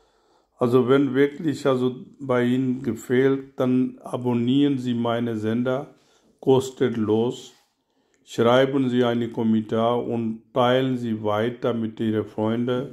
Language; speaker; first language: German; non-native, learner; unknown